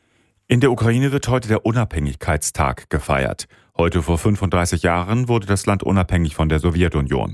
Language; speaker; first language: German; native; German